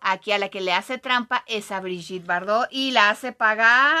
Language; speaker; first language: Spanish; native; Spanish